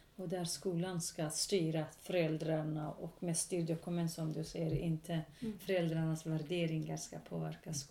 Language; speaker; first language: Swedish; non-native, local second language; Kurdish